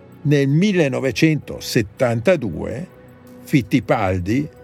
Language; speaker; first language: Italian; native; Italian